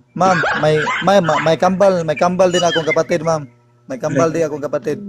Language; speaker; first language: Filipino; non-native, local second language; Cebuano